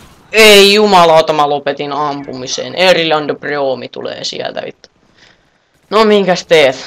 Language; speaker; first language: Finnish; native; Finnish